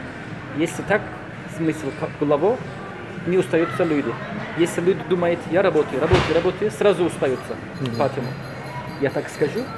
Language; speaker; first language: Russian; non-native, local second language; Turkish